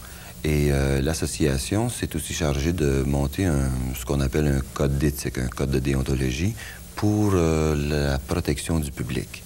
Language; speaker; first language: French; native; French